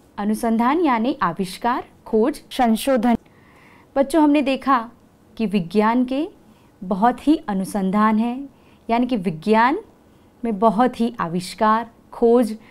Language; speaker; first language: Hindi; non-native, local second language; Gujarati